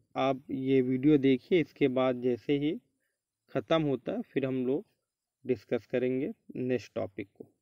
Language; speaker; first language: Hindi; native; Hindi